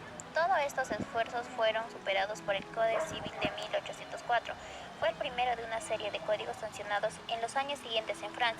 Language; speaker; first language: Spanish; native; Spanish